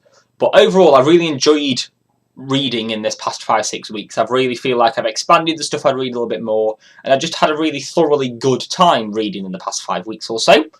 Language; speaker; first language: English; native; English